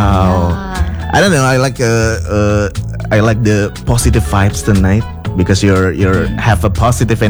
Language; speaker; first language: English; non-native, fluent; Indonesian